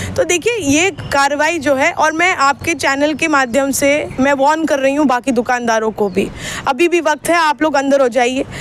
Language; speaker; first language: Hindi; native; Hindi